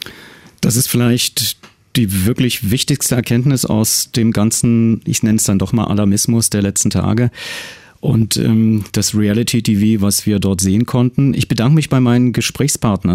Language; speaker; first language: German; native; German